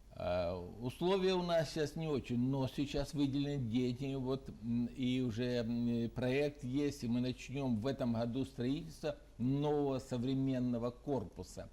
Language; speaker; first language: Russian; native; Russian